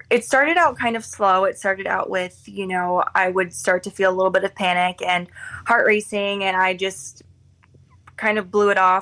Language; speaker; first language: English; native; English